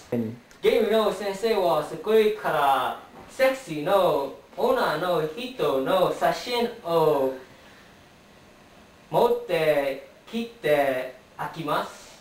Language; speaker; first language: Japanese; non-native, learner; English